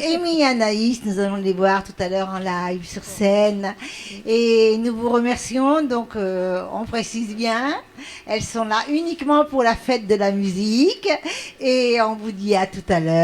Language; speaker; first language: French; native; French